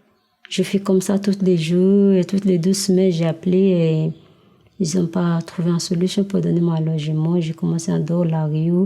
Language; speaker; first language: French; non-native, learner; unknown